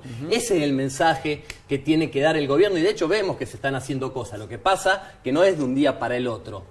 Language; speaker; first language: Spanish; native; Spanish